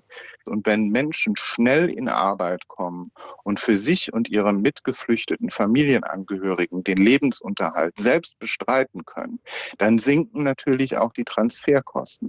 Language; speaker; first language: German; native; German